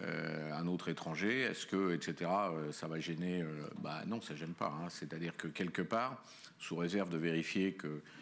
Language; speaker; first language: French; native; French